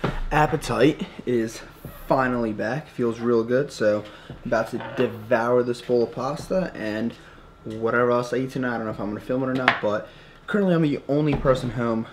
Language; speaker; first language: English; early bilingual, other home language; Russian